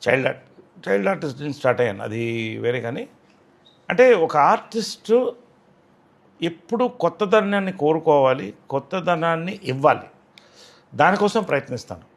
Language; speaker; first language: Telugu; native; Telugu